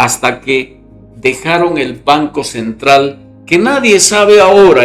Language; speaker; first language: Spanish; native; Spanish